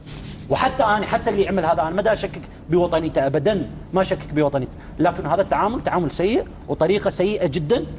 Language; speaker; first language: Arabic; native; Arabic